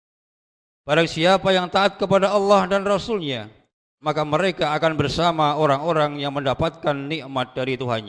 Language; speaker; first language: Indonesian; native; Indonesian